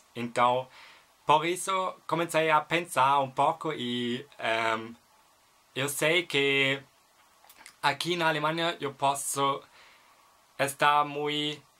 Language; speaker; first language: Portuguese; non-native, fluent; German